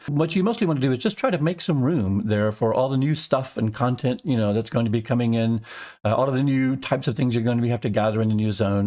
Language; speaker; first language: English; native; English